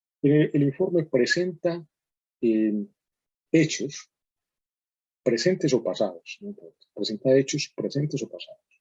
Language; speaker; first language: Spanish; native; Spanish